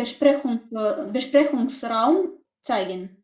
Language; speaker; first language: German; non-native, learner; Macedonian